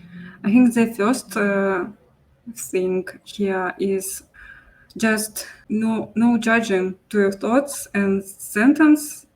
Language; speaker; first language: English; non-native, local second language; Russian